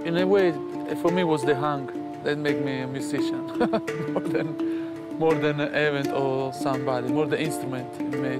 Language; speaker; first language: English; non-native, fluent; Italian